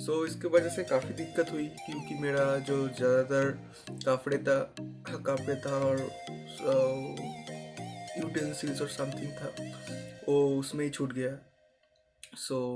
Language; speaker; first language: Hindi; non-native, local second language; Bangla